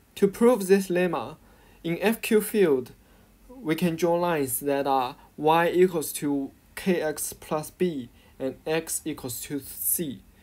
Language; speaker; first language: English; non-native, fluent; Chinese